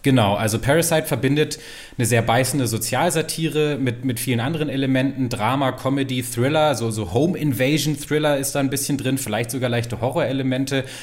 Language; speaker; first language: German; native; German